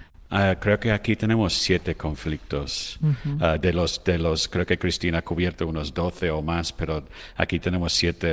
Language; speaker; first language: Spanish; non-native, fluent; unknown